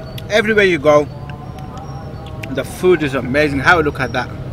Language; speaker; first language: English; early bilingual, other home language; Hindi